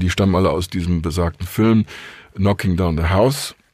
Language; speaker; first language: German; native; German